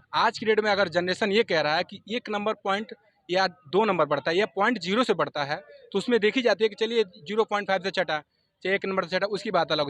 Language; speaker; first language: Hindi; non-native, local second language; Assamese